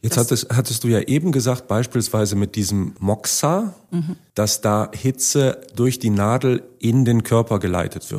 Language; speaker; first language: German; native; German